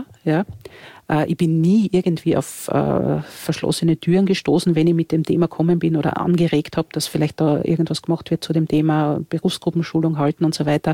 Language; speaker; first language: German; native; German